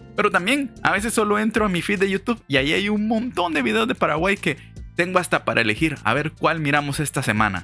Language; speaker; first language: Spanish; native; Spanish